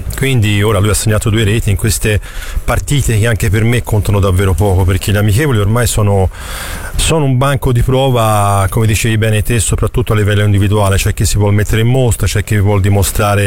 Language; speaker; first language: Italian; native; Italian